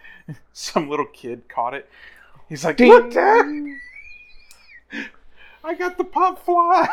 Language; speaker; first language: English; native; English